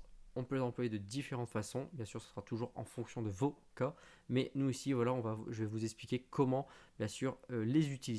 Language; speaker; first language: French; native; French